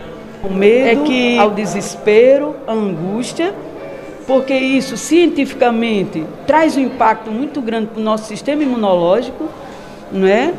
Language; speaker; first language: Portuguese; native; Portuguese